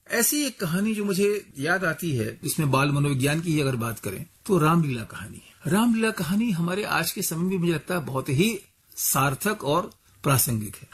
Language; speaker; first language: Hindi; native; Hindi